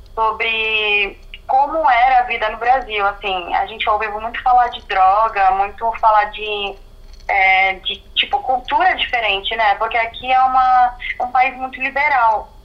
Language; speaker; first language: Portuguese; early bilingual, other home language; Arabic